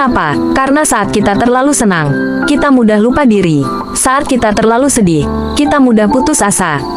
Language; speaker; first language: Indonesian; native; Indonesian